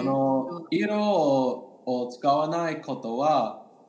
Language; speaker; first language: Japanese; non-native, learner; English